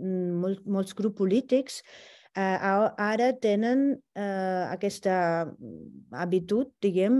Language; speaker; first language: Catalan; non-native, fluent; Italian